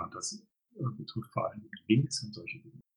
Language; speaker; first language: German; native; German